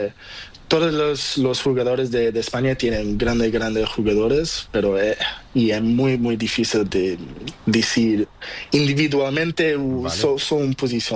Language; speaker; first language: Spanish; non-native, learner; Portuguese